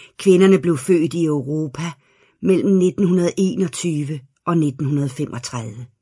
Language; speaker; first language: Danish; native; Danish